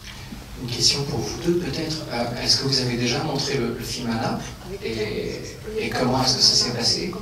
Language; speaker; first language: French; native; French